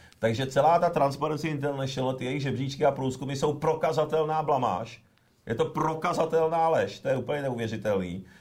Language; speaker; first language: Czech; early bilingual, other home language; Japanese